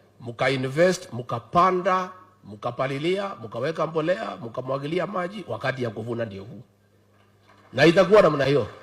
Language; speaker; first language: Swahili; non-native, local second language; Kikuyu